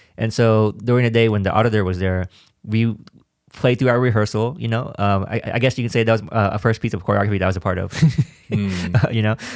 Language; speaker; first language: English; native; English